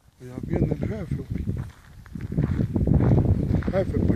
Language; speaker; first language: Spanish; native; Spanish